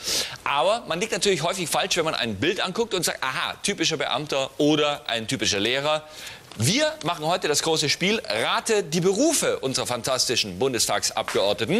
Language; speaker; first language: German; native; German